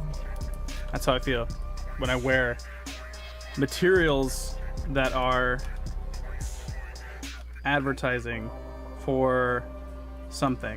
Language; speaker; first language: English; native; English